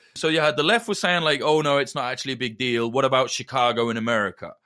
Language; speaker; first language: English; native; English